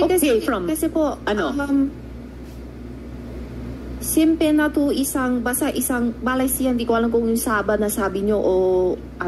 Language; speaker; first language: Filipino; non-native, learner; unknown